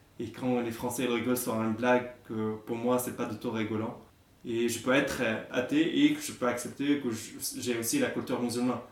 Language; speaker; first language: French; non-native, fluent; Arabic